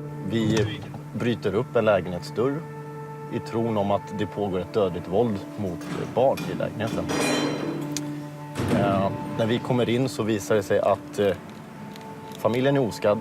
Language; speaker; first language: Swedish; native; Swedish